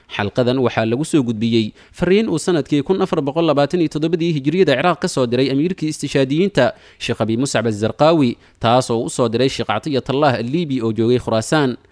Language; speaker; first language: Somali; native; Somali